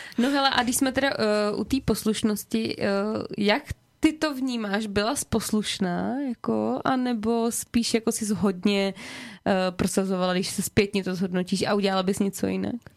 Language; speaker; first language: Czech; native; Czech